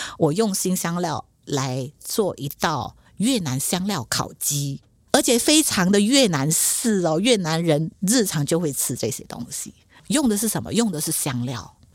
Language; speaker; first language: Chinese; native; Chinese